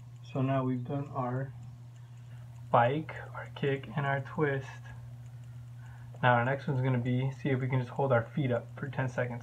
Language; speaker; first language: English; early bilingual, other home language; Spanish